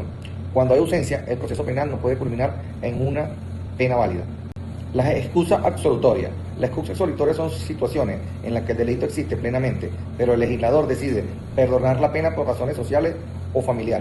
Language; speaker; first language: Spanish; native; Spanish